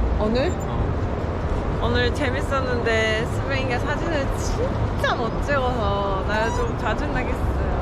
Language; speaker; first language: Korean; non-native, fluent; Japanese